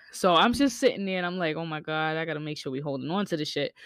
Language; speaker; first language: English; native; English